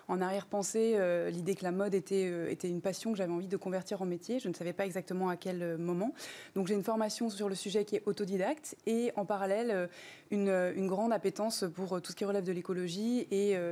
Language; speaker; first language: French; native; French